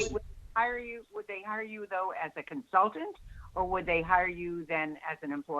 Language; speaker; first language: English; native; English